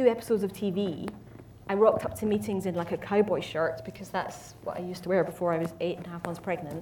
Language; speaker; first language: English; native; English